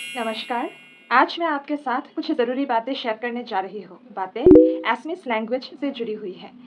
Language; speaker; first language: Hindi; non-native, local second language; Assamese